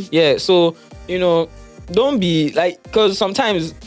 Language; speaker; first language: English; non-native, local second language; Yoruba